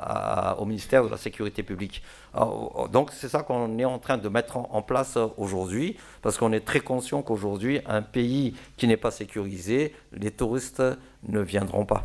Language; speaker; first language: French; non-native, local second language; Malagasy